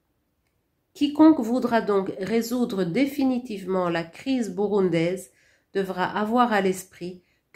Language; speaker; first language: French; non-native, local second language; Rundi